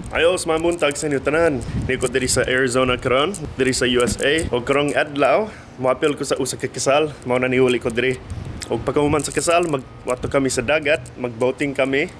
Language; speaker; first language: Cebuano; non-native, fluent; English